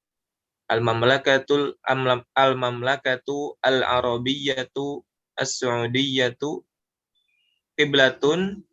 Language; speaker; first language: Arabic; non-native, learner; Indonesian